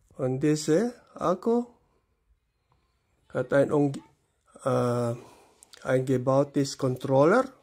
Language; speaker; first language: German; non-native, learner; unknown